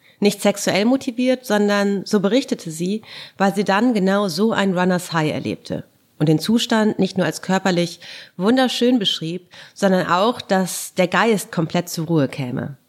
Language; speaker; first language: German; native; German